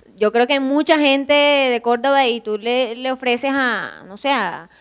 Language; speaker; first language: Spanish; native; Spanish